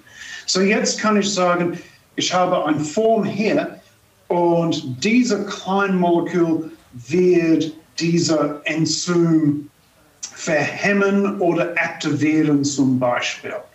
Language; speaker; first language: German; non-native, fluent; English